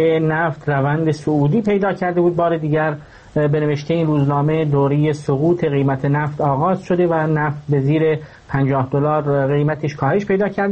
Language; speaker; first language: Persian; native; Persian